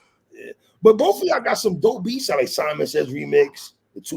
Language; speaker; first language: English; native; English